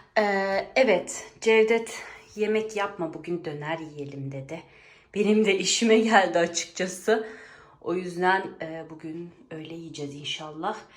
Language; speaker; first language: Turkish; early bilingual, heritage; Turkish